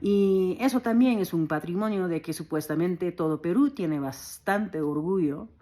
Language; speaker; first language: Spanish; early bilingual, other home language; English